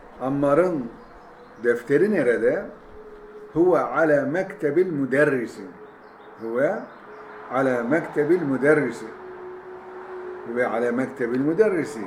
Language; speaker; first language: Arabic; non-native, fluent; Turkish